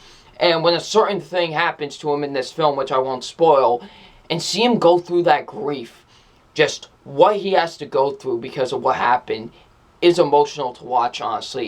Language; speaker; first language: English; native; English